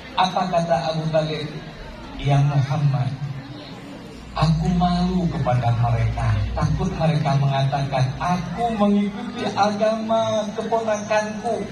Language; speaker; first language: Indonesian; non-native, local second language; Achinese